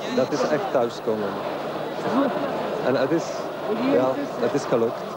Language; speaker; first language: Dutch; non-native, fluent; Czech